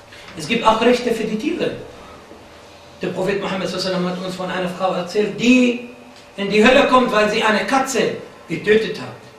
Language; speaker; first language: German; non-native, fluent; Arabic